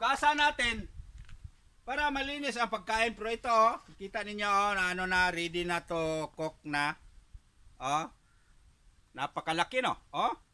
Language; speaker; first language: Filipino; non-native, local second language; Cebuano